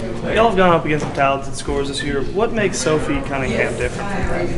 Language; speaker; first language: English; native; English